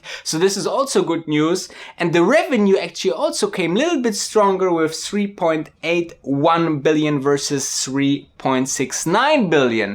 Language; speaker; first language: English; non-native, fluent; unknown